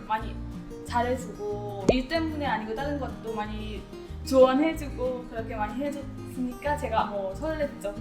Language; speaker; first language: Korean; non-native, fluent; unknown